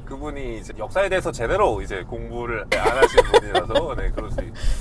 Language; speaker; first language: Korean; native; Korean